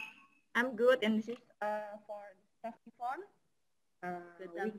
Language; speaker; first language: English; non-native, learner; Indonesian